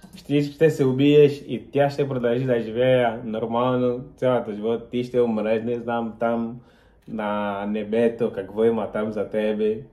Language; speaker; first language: Bulgarian; non-native, learner; Portuguese